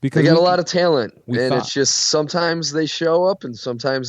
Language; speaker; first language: English; native; English